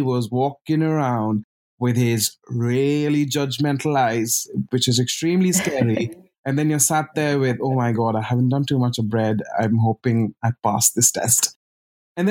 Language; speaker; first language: English; non-native, local second language; Tamil